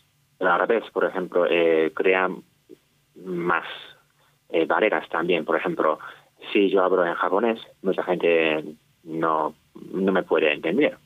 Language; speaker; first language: Spanish; non-native, fluent; Japanese